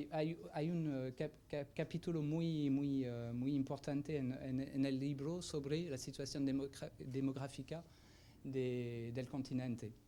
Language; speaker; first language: Spanish; non-native, fluent; French